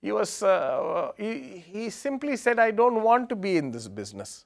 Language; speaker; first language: English; non-native, local second language; Kannada